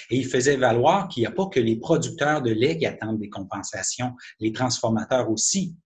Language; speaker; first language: French; native; French